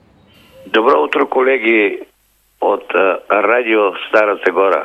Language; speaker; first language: Bulgarian; native; Bulgarian